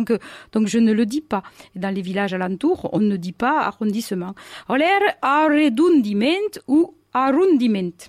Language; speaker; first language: French; native; French